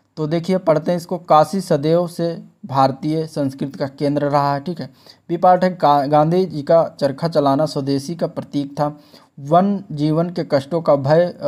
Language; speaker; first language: Hindi; native; Hindi